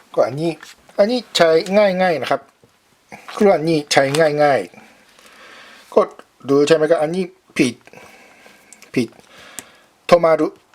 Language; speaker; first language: Thai; non-native, learner; Japanese